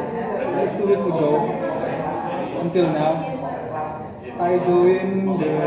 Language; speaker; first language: English; non-native, learner; Indonesian